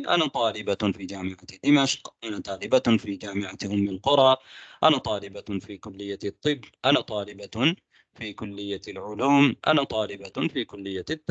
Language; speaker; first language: Arabic; non-native, fluent; Tamil